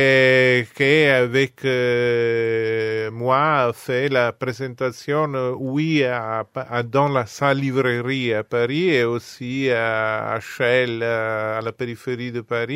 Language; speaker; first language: French; non-native, fluent; Italian